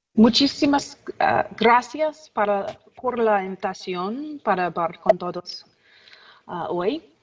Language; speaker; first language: Spanish; non-native, learner; English